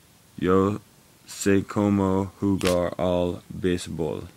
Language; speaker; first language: Spanish; non-native, learner; English